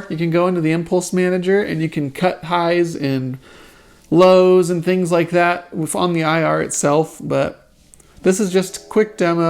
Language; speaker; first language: English; native; English